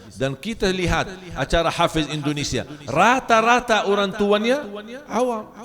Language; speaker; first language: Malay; non-native, fluent; Arabic